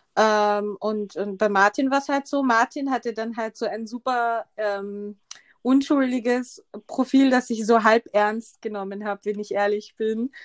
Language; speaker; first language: German; early bilingual, other home language; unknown